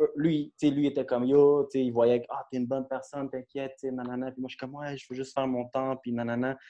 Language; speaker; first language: French; native; French